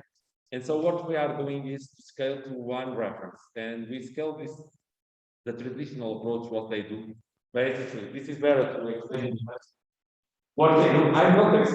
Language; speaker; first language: English; non-native, learner; Portuguese